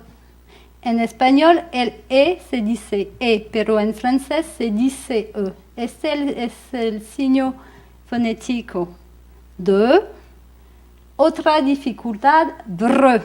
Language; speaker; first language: Spanish; non-native, fluent; French